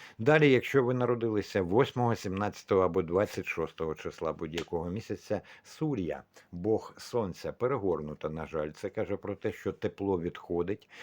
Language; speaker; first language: Ukrainian; non-native, local second language; Russian